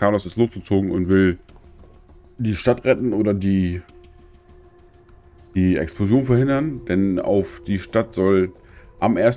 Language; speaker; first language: German; native; German